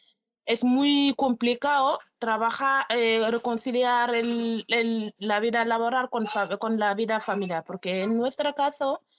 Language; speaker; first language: Spanish; non-native, learner; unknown